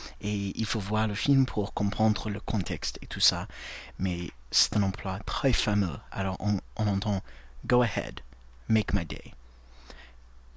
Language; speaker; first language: French; non-native, fluent; English